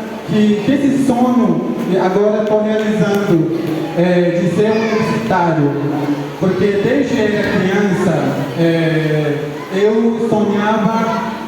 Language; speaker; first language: Portuguese; non-native, local second language; Ticuna